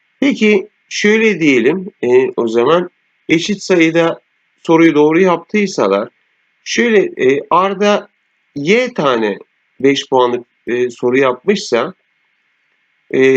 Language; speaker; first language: Turkish; native; Turkish